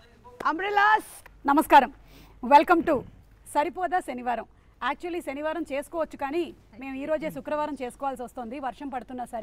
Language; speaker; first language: Telugu; native; Telugu